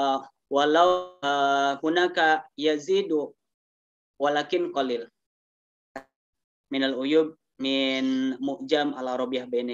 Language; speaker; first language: Arabic; non-native, learner; Indonesian